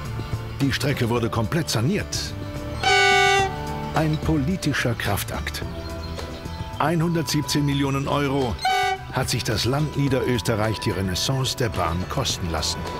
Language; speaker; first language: German; native; German